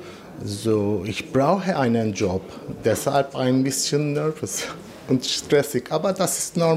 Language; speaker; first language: German; non-native, learner; Turkish